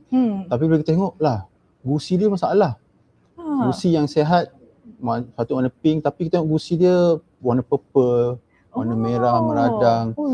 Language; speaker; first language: Malay; native; Malay